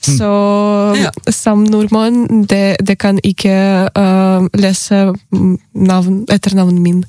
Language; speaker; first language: Norwegian; non-native, learner; Ukrainian